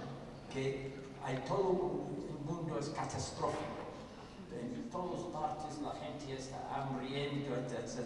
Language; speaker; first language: Spanish; non-native, fluent; English